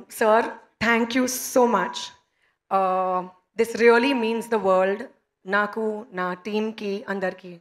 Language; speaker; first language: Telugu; non-native, local second language; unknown